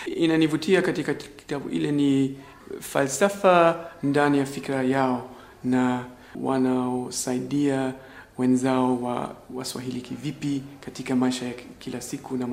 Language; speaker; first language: Swahili; non-native, fluent; German